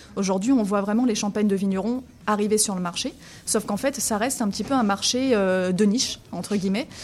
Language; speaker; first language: French; native; French